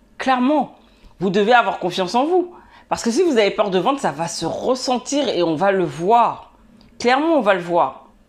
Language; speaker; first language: French; native; French